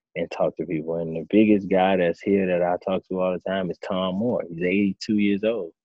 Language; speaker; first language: English; native; English